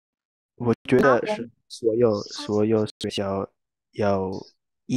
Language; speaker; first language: Chinese; non-native, learner; Indonesian